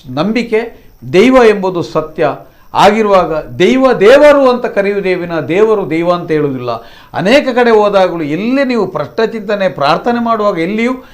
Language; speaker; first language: Kannada; non-native, local second language; Tulu